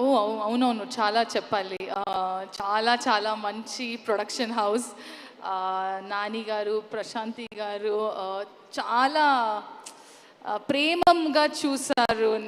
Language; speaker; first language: Telugu; non-native, learner; Kannada